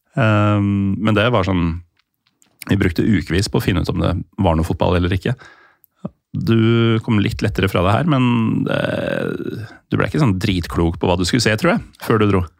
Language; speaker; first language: Norwegian; native; Norwegian